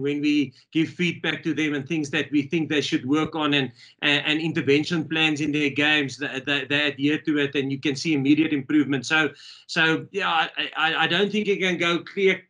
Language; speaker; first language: English; non-native, local second language; Afrikaans